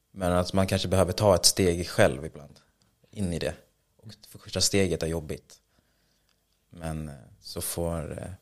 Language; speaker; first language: Swedish; native; Swedish